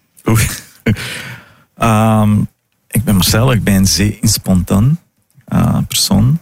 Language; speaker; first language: Dutch; non-native, fluent; Portuguese